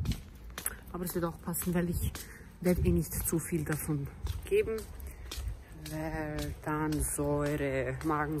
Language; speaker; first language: German; early bilingual, heritage; German